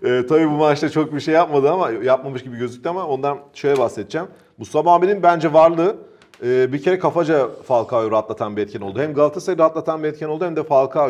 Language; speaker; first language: Turkish; native; Turkish